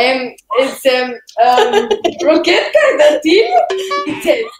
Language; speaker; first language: English; non-native, learner; Hebrew